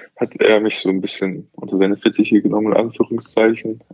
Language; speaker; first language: German; native; German